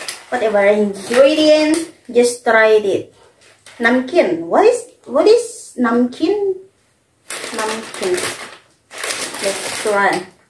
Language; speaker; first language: English; non-native, learner; Indonesian